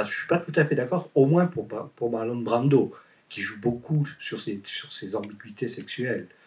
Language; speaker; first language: French; native; French